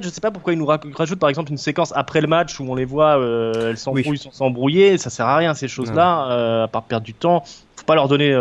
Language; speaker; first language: French; native; French